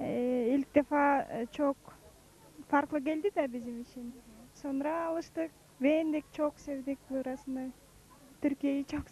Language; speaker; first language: Turkish; non-native, learner; Kyrgyz